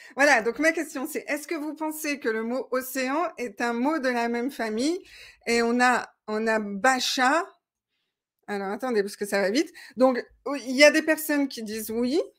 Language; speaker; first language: French; native; French